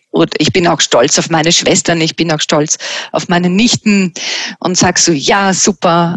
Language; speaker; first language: German; native; German